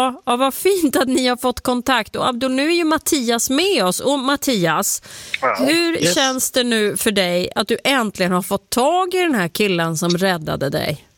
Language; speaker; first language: Swedish; native; Swedish